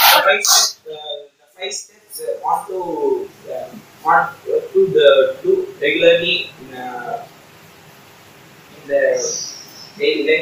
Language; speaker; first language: English; non-native, learner; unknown